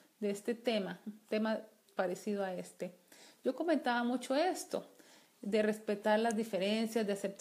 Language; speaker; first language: Spanish; native; Spanish